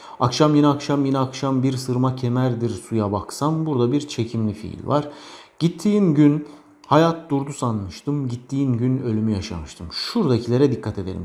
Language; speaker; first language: Turkish; native; Turkish